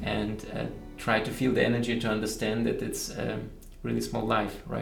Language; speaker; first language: English; non-native, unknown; German